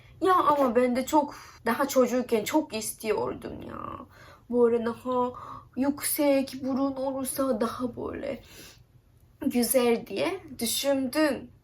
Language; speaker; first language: Turkish; non-native, learner; Japanese